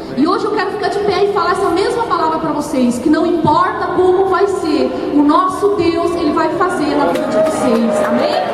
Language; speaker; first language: Portuguese; native; Portuguese